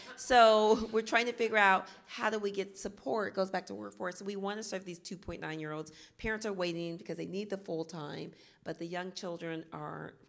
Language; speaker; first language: English; native; English